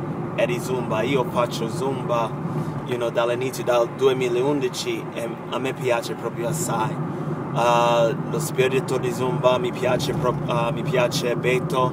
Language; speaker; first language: Italian; non-native, fluent; English